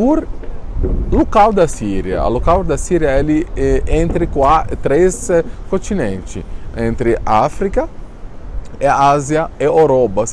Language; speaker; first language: Portuguese; non-native, fluent; Arabic